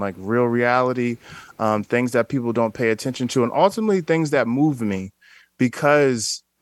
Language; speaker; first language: English; native; English